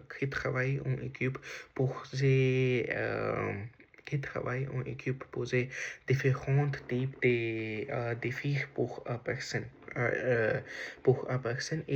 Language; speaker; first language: French; non-native, learner; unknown